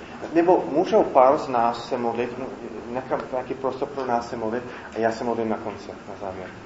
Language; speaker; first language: Czech; non-native, fluent; English